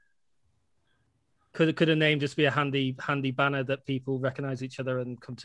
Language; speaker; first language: English; native; English